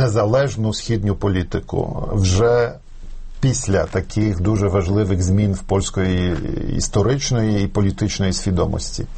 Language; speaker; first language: Ukrainian; non-native, fluent; Polish